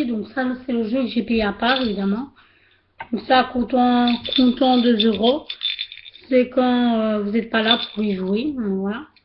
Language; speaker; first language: French; native; French